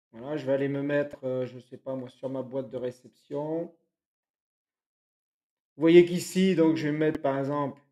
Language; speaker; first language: French; native; French